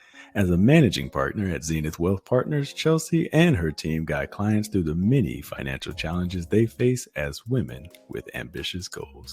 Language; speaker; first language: English; native; English